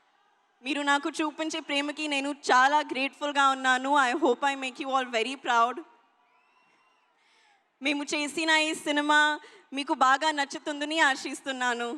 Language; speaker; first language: Telugu; non-native, learner; Hindi